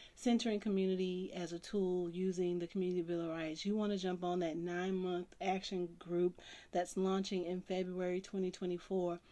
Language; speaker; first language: English; native; English